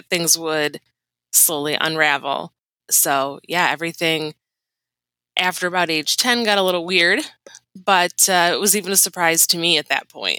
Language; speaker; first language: English; native; English